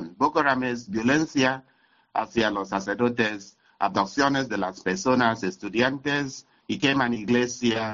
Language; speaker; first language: Spanish; non-native, fluent; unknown